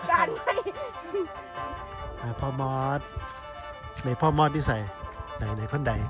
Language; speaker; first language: Thai; native; Thai